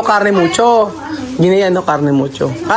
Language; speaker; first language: Spanish; non-native, learner; Filipino